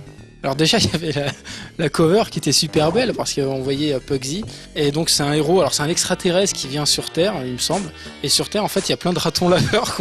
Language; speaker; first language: French; native; French